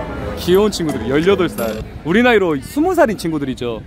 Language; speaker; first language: Korean; native; Korean